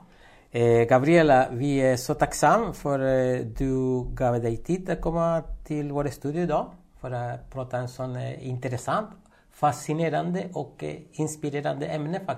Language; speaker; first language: Swedish; non-native, fluent; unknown